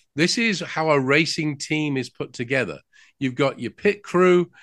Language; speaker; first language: English; native; English